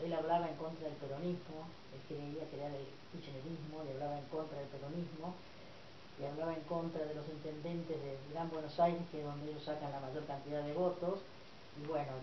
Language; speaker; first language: Spanish; native; Spanish